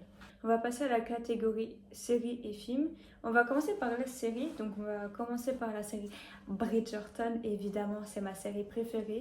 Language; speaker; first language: French; native; French